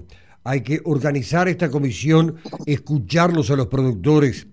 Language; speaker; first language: Spanish; native; Spanish